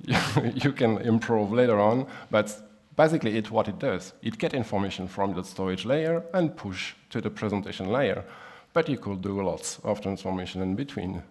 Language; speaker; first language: English; non-native, fluent; German